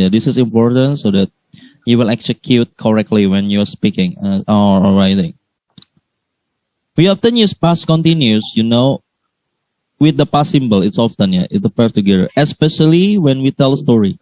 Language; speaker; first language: English; non-native, learner; Indonesian